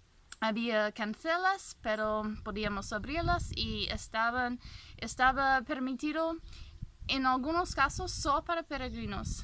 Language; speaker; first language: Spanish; non-native, fluent; English